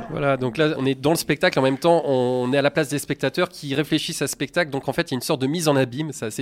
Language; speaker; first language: French; native; French